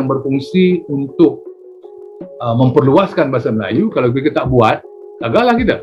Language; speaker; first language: Malay; native; Malay